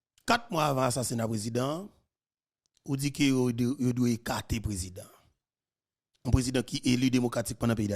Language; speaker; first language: French; non-native, local second language; Haitian Creole